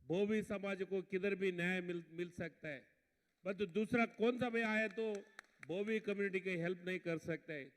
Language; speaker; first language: Hindi; non-native, local second language; Kannada